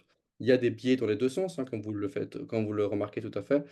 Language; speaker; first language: French; native; French